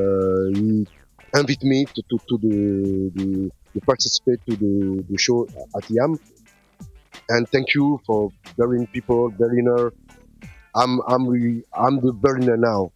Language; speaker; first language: English; non-native, learner; French